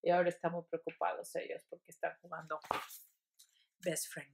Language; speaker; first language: Spanish; early bilingual, heritage; Spanish